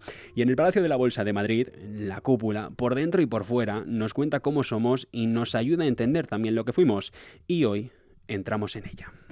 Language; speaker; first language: Spanish; native; Spanish